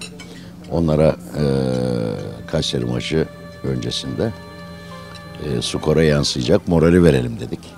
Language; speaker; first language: Turkish; native; Turkish